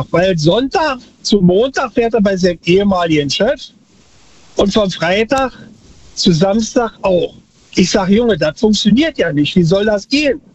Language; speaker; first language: German; native; German